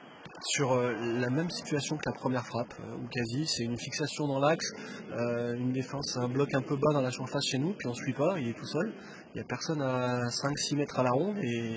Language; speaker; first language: French; native; French